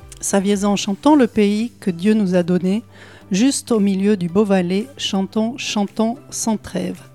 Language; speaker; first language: French; native; French